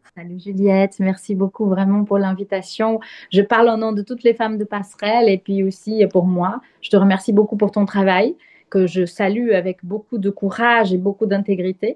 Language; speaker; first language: French; non-native, fluent; Portuguese